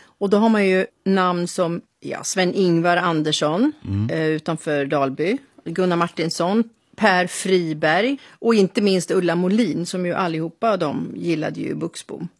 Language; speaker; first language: Swedish; native; Swedish